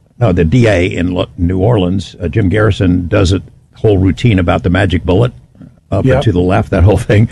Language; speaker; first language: English; native; English